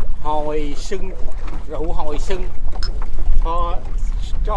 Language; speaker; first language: Vietnamese; native; Vietnamese